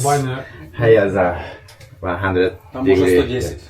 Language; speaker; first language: English; non-native, learner; Japanese